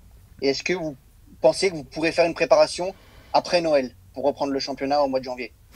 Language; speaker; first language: French; native; French